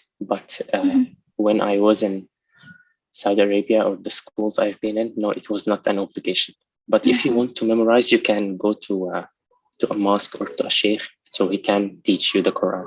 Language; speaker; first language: English; non-native, local second language; Arabic